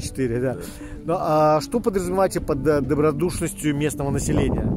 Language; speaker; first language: Russian; native; Russian